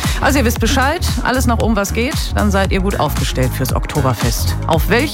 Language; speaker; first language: German; native; German